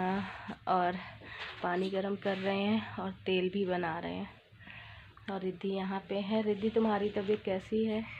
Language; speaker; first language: Hindi; native; Hindi